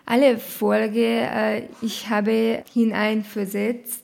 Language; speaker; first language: German; non-native, learner; Romanian